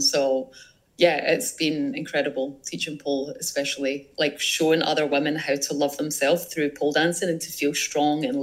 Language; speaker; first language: English; native; English